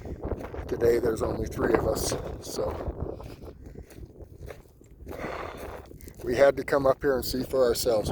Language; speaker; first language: English; native; English